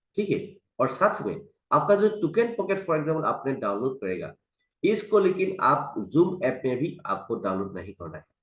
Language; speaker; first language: Hindi; non-native, local second language; Assamese